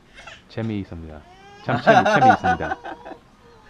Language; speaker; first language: Korean; non-native, learner; English